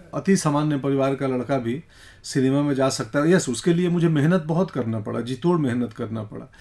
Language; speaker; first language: Hindi; native; Hindi